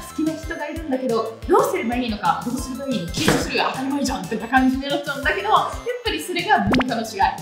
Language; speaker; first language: Japanese; non-native, fluent; Italian